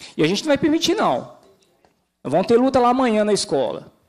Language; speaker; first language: Portuguese; native; Portuguese